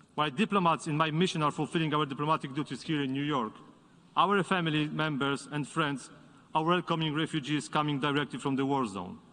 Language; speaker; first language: English; non-native, fluent; Polish